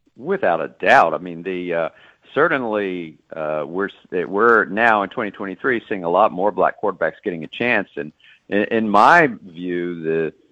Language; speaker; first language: English; native; English